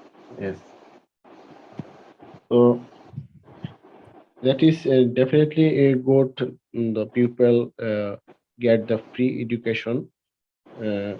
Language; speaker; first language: English; non-native, learner; Bangla